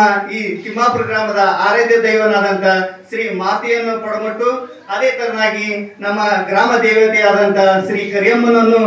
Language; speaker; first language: Kannada; native; Kannada